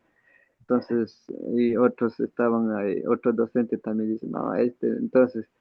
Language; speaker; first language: Spanish; non-native, local second language; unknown